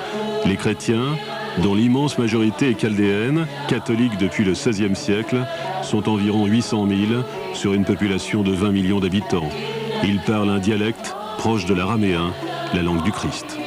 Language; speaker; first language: French; native; French